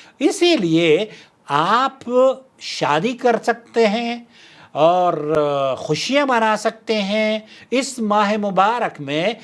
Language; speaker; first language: Urdu; native; Urdu